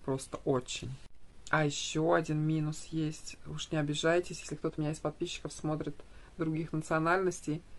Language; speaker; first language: Russian; native; Russian